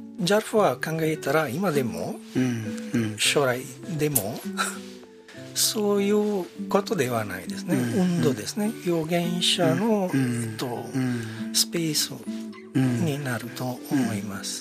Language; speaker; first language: Japanese; non-native, fluent; Italian